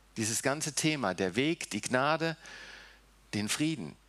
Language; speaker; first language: German; early bilingual, heritage; German